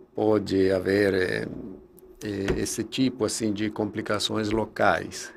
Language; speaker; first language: Portuguese; non-native, fluent; Spanish